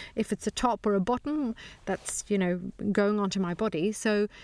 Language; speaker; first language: English; non-native, fluent; Swedish